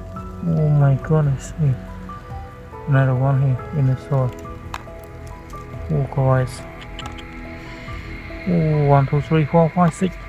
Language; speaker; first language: English; non-native, learner; Khmer